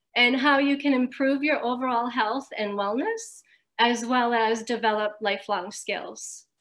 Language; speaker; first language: English; native; English